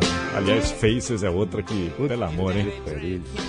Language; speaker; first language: Portuguese; native; Portuguese